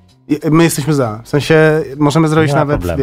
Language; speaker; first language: Polish; native; Polish